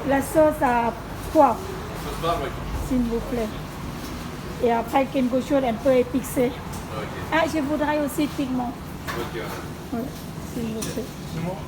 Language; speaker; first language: French; non-native, learner; Thai